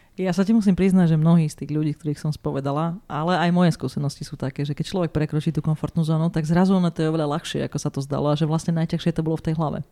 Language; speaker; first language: Slovak; native; Slovak